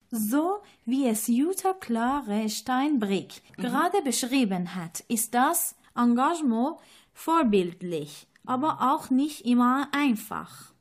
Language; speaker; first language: German; non-native, fluent; Persian